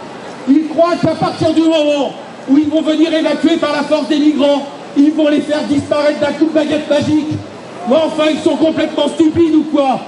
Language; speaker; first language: French; native; French